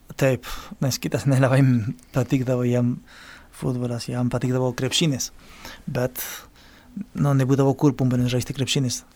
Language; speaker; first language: Lithuanian; non-native, fluent; Spanish